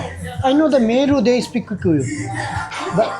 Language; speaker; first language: English; non-native, fluent; Bangla